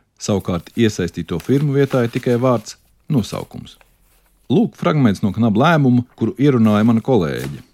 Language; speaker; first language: Latvian; native; Latvian